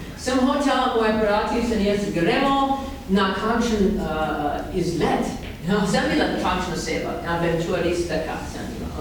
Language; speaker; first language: Slovenian; non-native, learner; English